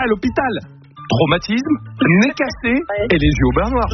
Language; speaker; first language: French; native; French